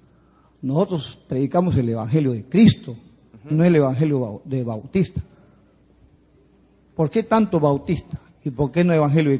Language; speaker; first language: Spanish; native; Spanish